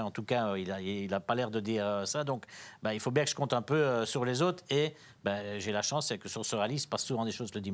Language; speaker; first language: French; native; French